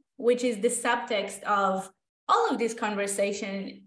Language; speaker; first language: English; non-native, fluent; Hebrew